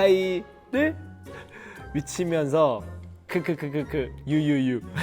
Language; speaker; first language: Korean; non-native, fluent; Cantonese